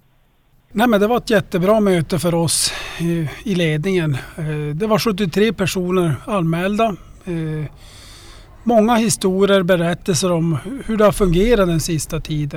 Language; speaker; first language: Swedish; native; Swedish